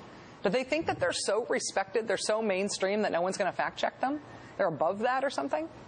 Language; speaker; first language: English; native; English